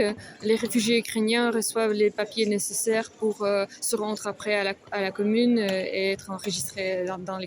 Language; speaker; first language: French; non-native, fluent; Ukrainian